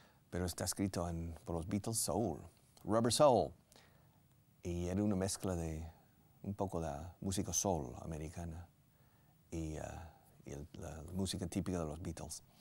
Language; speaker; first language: Spanish; non-native, fluent; English